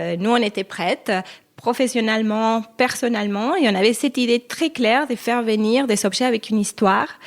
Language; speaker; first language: French; non-native, fluent; Spanish